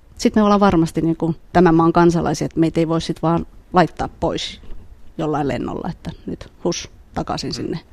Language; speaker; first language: Finnish; early bilingual, other home language; Khmer